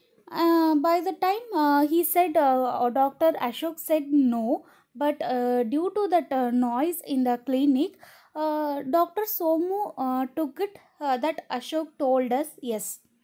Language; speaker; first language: English; non-native, local second language; Tamil